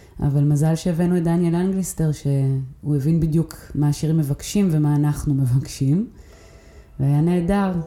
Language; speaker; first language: Hebrew; early bilingual, other home language; English